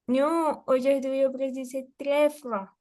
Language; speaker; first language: French; non-native, fluent; Portuguese